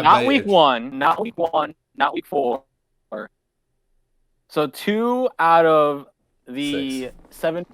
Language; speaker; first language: English; native; English